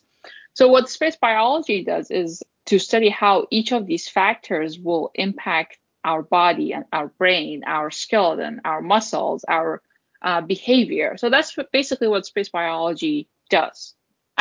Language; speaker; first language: English; non-native, fluent; Persian